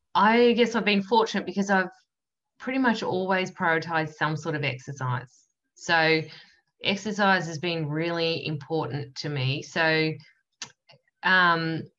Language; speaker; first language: English; native; English